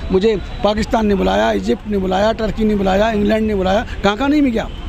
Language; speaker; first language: Hindi; native; Hindi